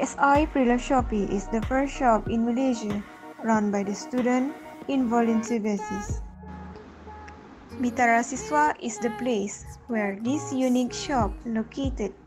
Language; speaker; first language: English; non-native, learner; Malay